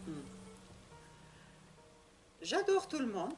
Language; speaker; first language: French; non-native, learner; Russian